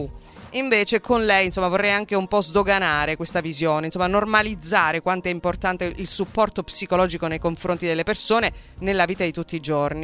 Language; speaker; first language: Italian; native; Italian